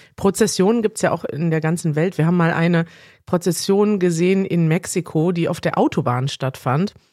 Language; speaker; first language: German; native; German